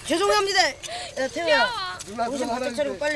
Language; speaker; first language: Korean; native; Korean